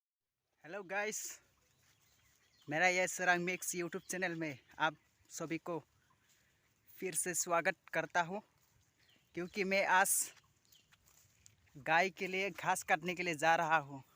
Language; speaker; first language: Hindi; non-native, local second language; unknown